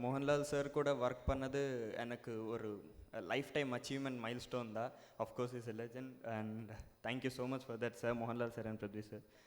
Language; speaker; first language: Tamil; non-native, learner; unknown